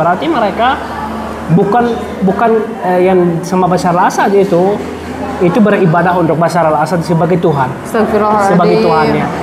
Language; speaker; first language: Indonesian; non-native, fluent; Arabic